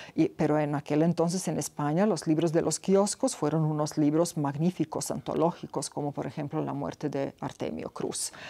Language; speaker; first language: Spanish; non-native, fluent; Serbian